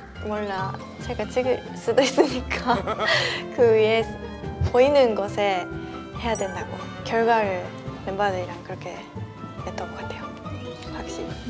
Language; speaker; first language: Korean; non-native, fluent; Japanese